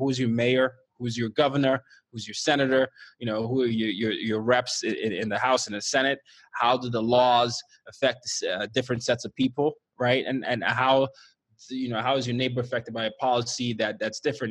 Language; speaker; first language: English; non-native, local second language; Yoruba